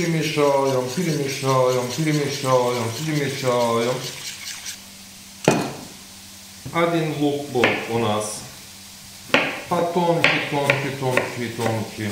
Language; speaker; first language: Russian; non-native, learner; Turkish